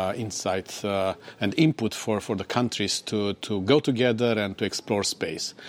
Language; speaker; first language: English; non-native, fluent; Romanian